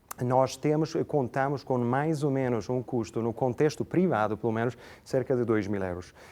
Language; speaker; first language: Portuguese; non-native, fluent; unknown